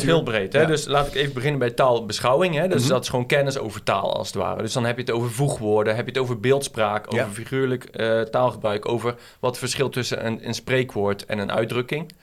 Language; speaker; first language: Dutch; native; Dutch